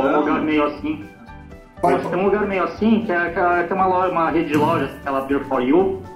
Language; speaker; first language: Portuguese; native; Portuguese